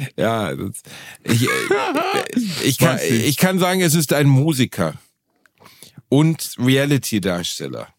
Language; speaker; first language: German; native; German